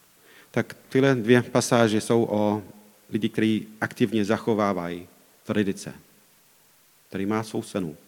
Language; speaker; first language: Czech; non-native, fluent; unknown